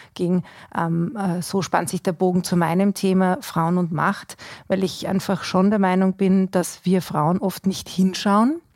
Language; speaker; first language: German; native; German